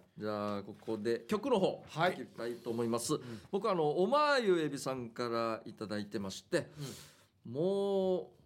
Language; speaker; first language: Japanese; native; Japanese